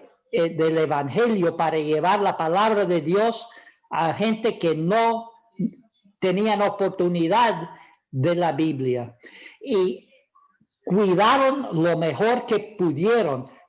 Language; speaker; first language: Spanish; non-native, fluent; English